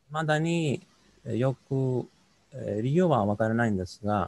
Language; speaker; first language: Japanese; non-native, learner; Greek